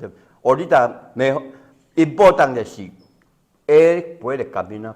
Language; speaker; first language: Spanish; non-native, learner; Chinese